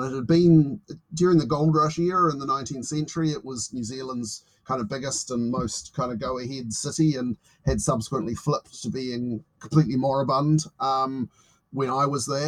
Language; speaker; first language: English; native; English